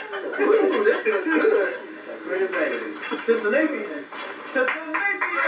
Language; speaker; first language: English; native; English